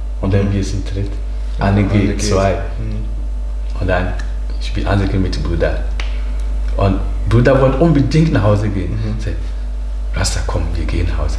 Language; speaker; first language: German; non-native, learner; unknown